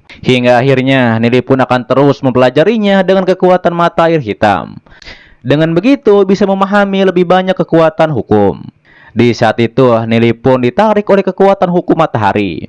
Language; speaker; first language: Indonesian; native; Indonesian